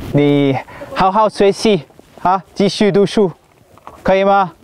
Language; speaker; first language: Chinese; non-native, learner; English